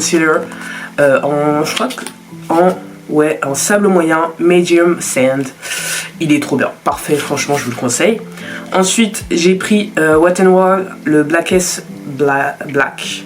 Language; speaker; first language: French; native; French